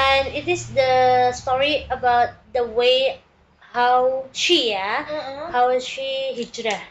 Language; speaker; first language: English; non-native, learner; Indonesian